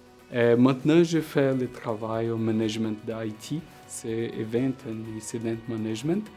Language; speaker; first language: French; non-native, fluent; Portuguese